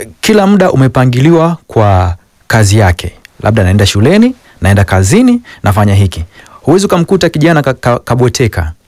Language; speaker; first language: Swahili; native; Swahili